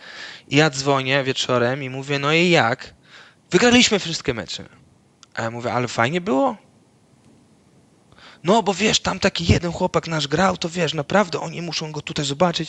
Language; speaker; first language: Polish; early bilingual, other home language; Dutch